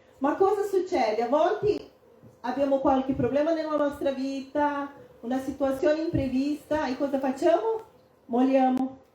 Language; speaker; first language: Italian; non-native, fluent; Portuguese